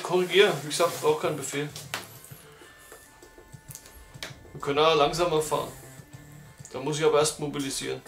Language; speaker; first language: German; native; German